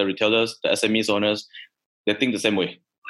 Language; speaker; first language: English; non-native, local second language; Chinese